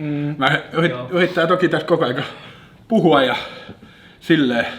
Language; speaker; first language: Finnish; native; Finnish